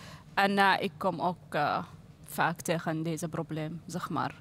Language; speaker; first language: Dutch; non-native, learner; Arabic